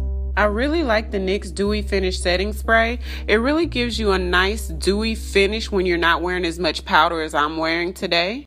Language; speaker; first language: English; native; English